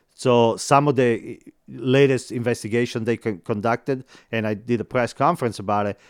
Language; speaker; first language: English; non-native, fluent; Italian